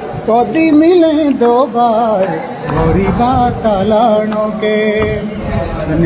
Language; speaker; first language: Hindi; non-native, local second language; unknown